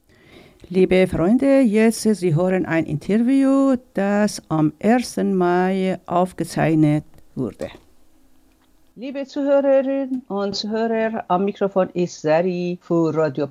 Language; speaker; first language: German; non-native, learner; Persian